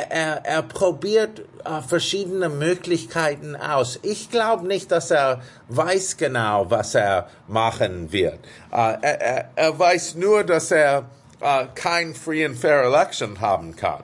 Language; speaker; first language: German; non-native, fluent; English